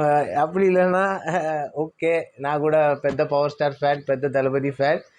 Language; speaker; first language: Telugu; non-native, learner; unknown